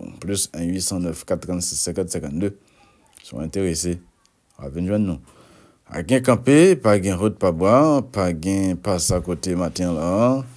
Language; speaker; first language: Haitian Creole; native; Haitian Creole